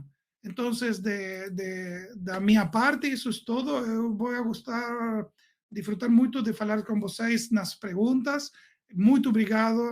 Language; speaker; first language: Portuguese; non-native, learner; Spanish